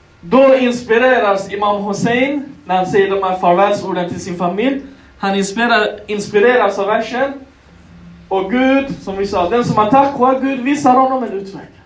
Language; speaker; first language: Swedish; non-native, local second language; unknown